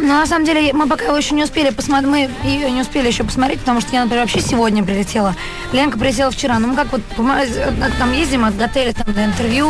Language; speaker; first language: Russian; native; Russian